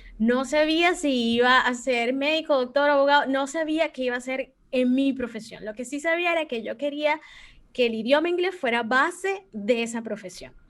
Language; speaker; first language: Spanish; native; Spanish